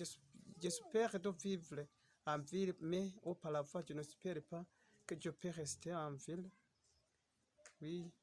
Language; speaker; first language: French; non-native, local second language; Rundi